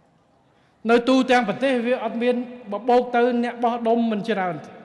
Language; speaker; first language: Khmer; native; Khmer